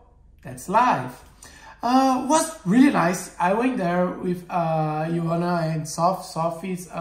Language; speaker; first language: English; non-native, learner; Portuguese